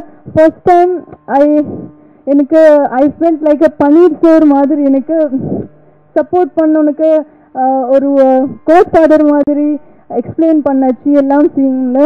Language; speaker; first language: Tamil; non-native, learner; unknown